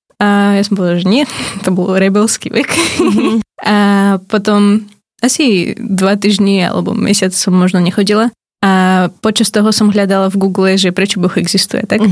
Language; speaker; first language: Slovak; early bilingual, other home language; Ukrainian